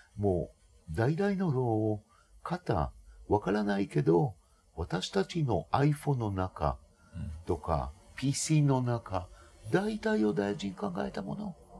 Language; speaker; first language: Japanese; non-native, fluent; Hebrew